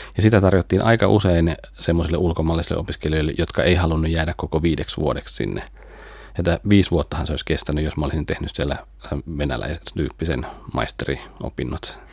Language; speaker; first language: Finnish; native; Finnish